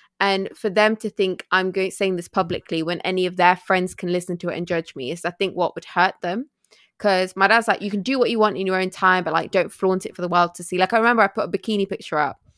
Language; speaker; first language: English; early bilingual, other home language; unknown